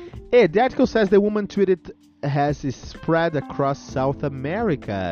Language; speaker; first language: English; non-native, fluent; Portuguese